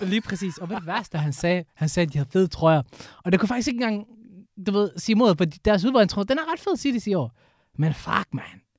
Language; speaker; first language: Danish; early bilingual, other home language; Somali